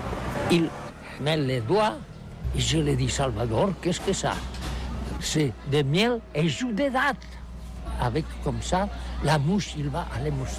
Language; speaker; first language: French; non-native, learner; Catalan